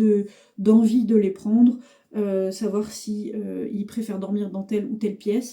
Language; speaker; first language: French; native; French